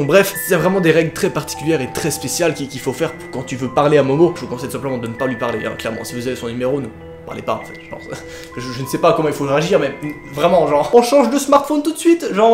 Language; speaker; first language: French; native; French